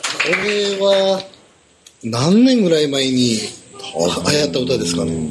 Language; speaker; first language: Japanese; native; Japanese